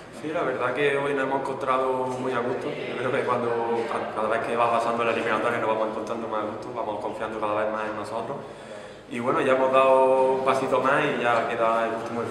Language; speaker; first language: Spanish; native; Spanish